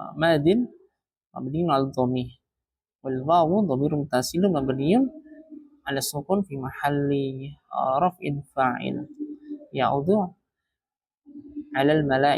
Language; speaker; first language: Arabic; non-native, fluent; Indonesian